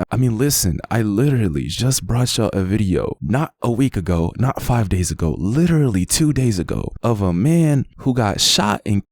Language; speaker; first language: English; native; English